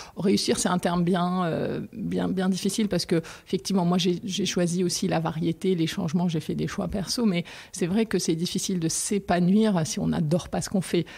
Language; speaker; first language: French; non-native, local second language; Arabic